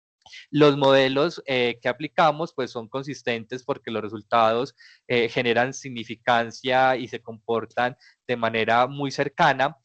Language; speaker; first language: Spanish; native; Spanish